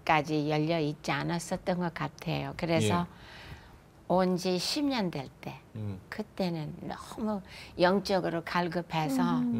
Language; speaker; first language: Korean; non-native, fluent; English